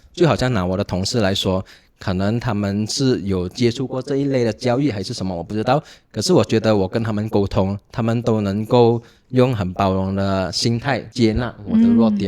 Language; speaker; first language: Chinese; non-native, local second language; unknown